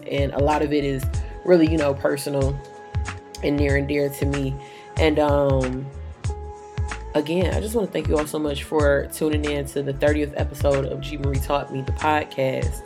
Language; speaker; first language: English; native; English